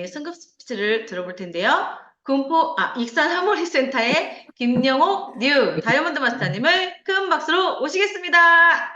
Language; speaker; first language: Korean; native; Korean